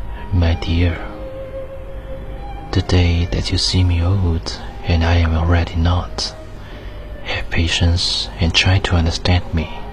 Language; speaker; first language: English; non-native, fluent; Chinese